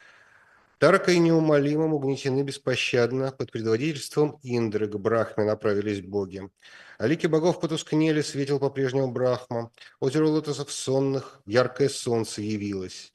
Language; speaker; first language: Russian; native; Russian